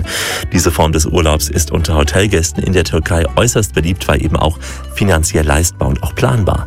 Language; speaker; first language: German; native; German